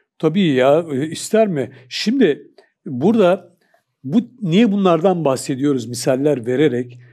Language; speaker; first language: Turkish; native; Turkish